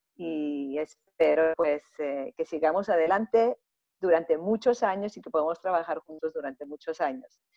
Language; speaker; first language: Spanish; non-native, fluent; Greek